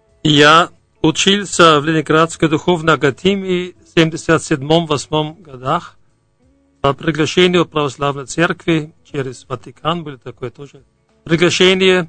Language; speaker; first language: Russian; non-native, fluent; German